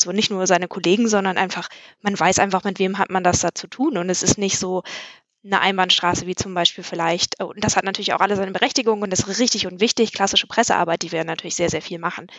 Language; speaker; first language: German; native; German